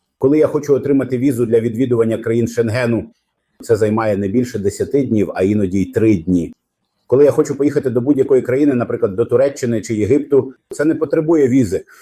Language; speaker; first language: Ukrainian; non-native, fluent; Arabic